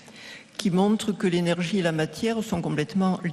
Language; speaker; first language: French; native; French